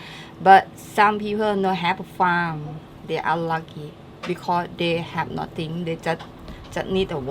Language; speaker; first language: English; non-native, learner; Thai